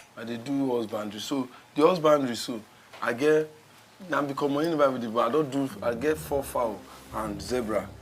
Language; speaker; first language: Nigerian Pidgin; native; Nigerian Pidgin